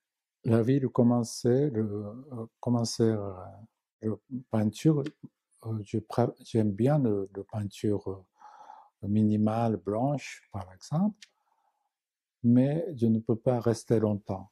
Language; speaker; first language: French; non-native, learner; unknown